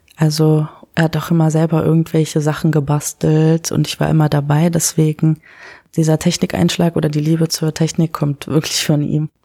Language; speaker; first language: German; early bilingual, other home language; Kurdish